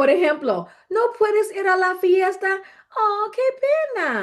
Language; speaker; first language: Spanish; non-native, fluent; English